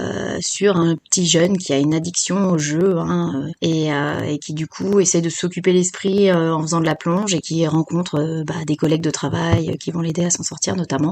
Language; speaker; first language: French; native; French